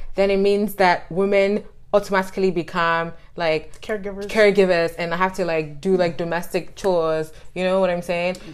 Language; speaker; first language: English; non-native, local second language; Akan